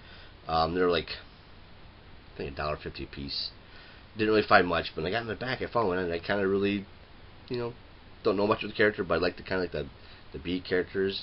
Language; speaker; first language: English; native; English